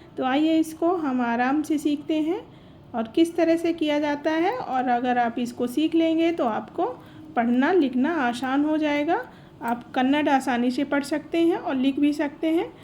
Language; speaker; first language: Hindi; native; Hindi